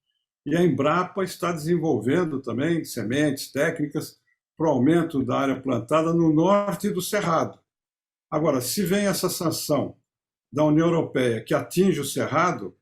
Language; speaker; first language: Portuguese; native; Portuguese